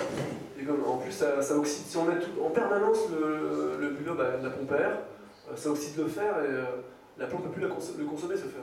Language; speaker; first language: French; native; French